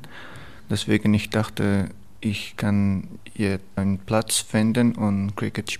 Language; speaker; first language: German; non-native, learner; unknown